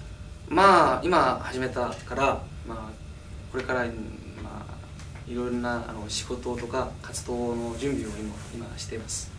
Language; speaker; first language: Japanese; non-native, learner; Korean